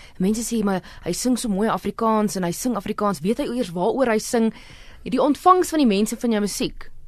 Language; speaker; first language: Afrikaans; native; Afrikaans